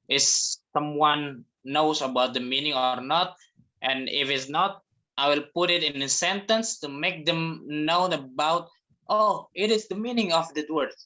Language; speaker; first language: English; non-native, fluent; Indonesian